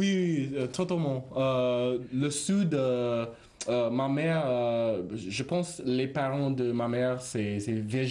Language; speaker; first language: French; non-native, learner; English